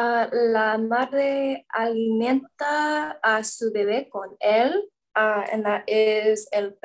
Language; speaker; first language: Spanish; non-native, learner; English